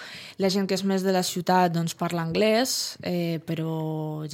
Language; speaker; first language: Catalan; non-native, fluent; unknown